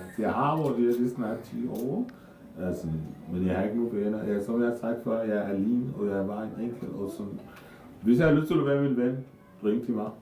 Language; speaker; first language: Danish; non-native, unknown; Arabic